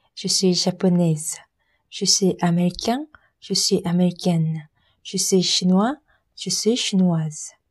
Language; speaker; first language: French; non-native, learner; Korean